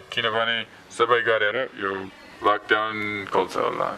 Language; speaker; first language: Nepali; non-native, learner; English